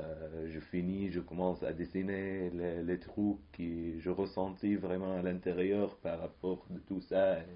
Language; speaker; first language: French; non-native, fluent; Arabic